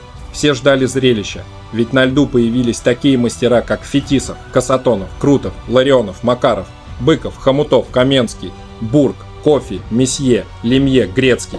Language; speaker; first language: Russian; native; Russian